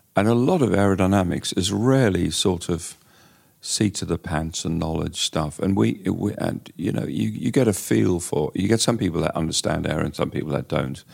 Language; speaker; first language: English; native; English